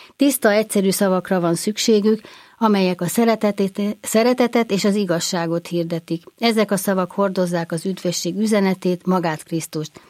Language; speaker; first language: Hungarian; native; Hungarian